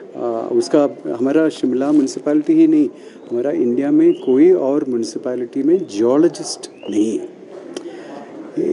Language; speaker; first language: Hindi; non-native, local second language; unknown